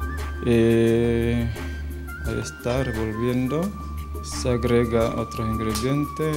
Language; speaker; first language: Spanish; non-native, fluent; Indonesian